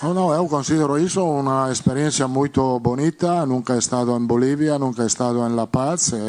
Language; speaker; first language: Portuguese; non-native, learner; Spanish